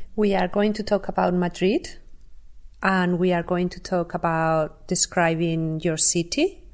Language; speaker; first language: English; non-native, fluent; Spanish